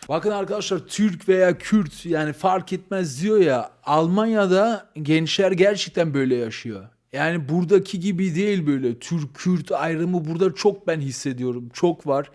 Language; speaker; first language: Turkish; early bilingual, heritage; Turkish